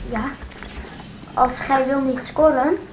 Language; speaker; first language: Dutch; non-native, learner; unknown